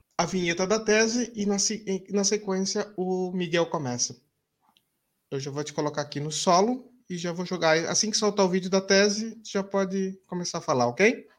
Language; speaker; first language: Portuguese; native; Portuguese